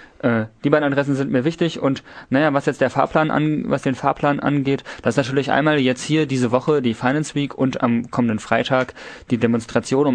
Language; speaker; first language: German; native; German